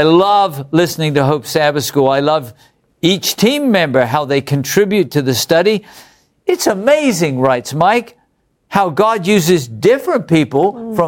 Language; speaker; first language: English; native; English